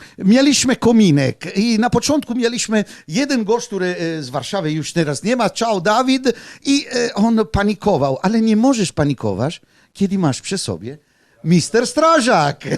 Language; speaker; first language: Polish; non-native, fluent; Italian